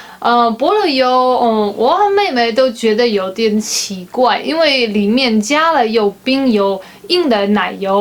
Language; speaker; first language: Chinese; non-native, fluent; Polish